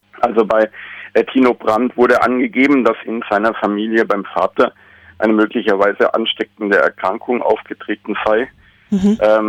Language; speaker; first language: German; native; German